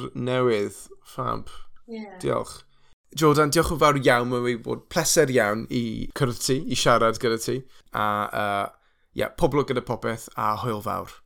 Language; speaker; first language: Welsh; non-native, learner; English